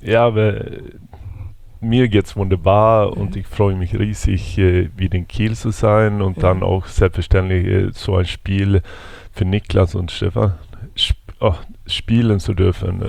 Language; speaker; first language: German; non-native, fluent; Swedish